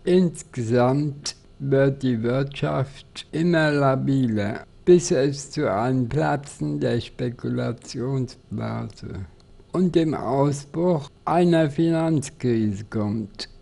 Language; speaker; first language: German; native; German